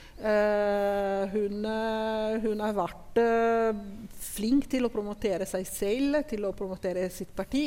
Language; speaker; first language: Norwegian; non-native, fluent; Italian